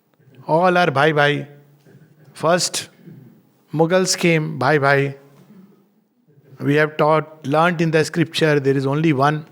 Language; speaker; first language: English; non-native, local second language; Hindi